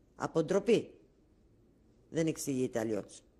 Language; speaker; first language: Greek; non-native, local second language; Ladino